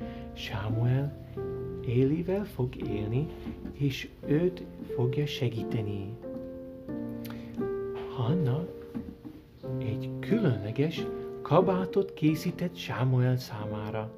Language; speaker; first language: Hungarian; early bilingual, heritage; Hungarian